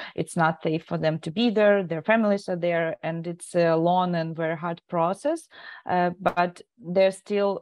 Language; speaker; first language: English; non-native, fluent; Ukrainian